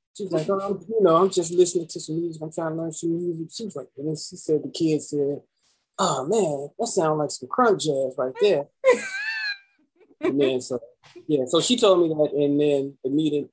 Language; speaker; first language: English; native; English